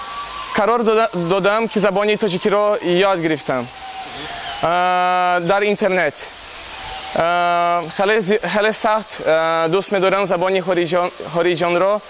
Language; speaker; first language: Persian; non-native, learner; Portuguese